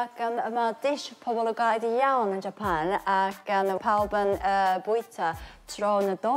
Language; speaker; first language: Welsh; non-native, learner; Japanese